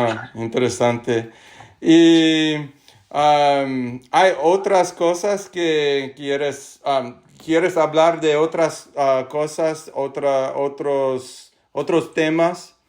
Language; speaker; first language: Spanish; non-native, learner; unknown